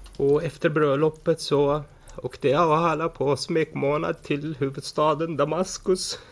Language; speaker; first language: Swedish; early bilingual, other home language; Arabic